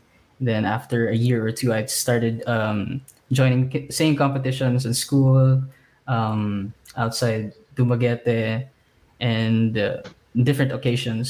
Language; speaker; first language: English; non-native, local second language; Cebuano